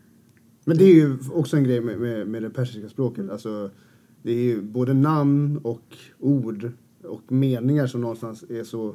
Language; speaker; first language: Swedish; early bilingual, other home language; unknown